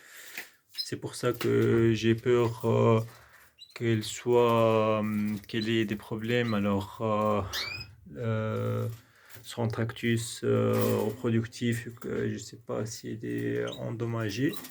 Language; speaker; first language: French; non-native, local second language; Arabic